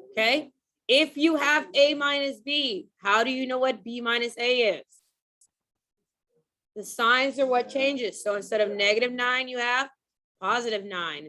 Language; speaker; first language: English; native; English